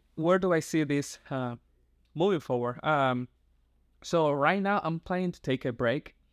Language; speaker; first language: English; non-native, fluent; Spanish